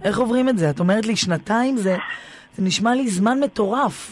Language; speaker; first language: Hebrew; native; Hebrew